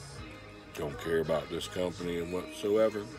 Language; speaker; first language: English; native; English